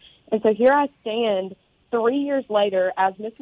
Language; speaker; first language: English; native; English